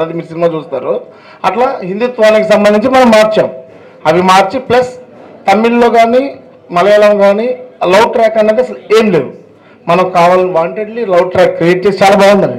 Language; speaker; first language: Telugu; native; Telugu